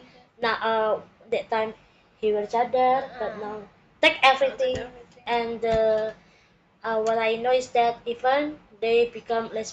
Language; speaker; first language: English; non-native, learner; Indonesian